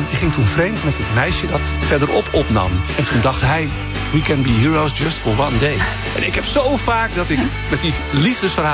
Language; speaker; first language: Dutch; native; Dutch